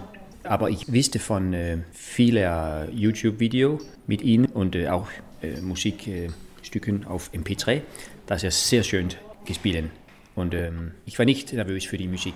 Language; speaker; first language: German; non-native, learner; Danish